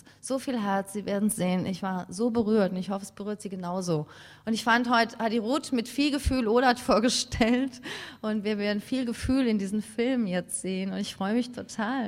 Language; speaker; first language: German; native; German